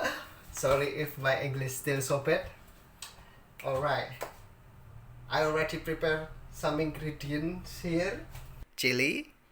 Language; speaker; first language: English; non-native, learner; Indonesian